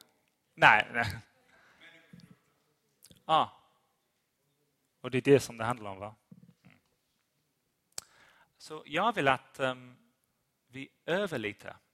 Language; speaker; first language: Swedish; non-native, fluent; English